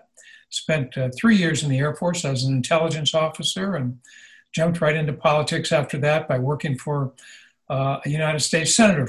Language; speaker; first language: English; native; English